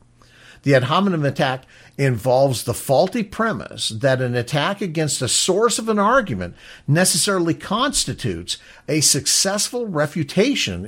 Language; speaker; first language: English; native; English